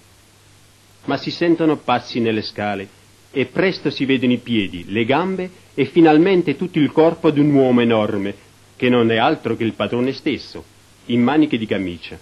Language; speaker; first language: Italian; native; Italian